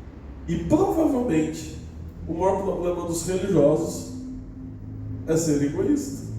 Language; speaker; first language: Portuguese; native; Portuguese